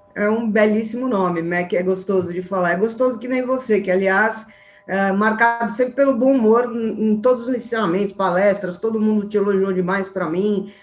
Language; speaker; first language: Portuguese; native; Portuguese